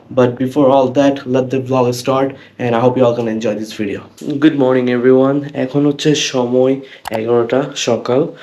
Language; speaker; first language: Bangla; early bilingual, heritage; Bangla